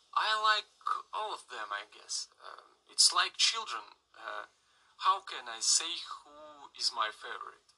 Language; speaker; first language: English; non-native, learner; Russian